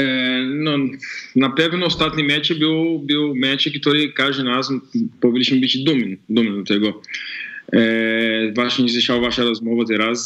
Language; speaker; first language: Polish; non-native, fluent; Portuguese